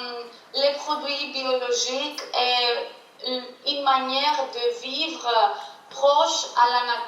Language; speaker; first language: French; non-native, fluent; Greek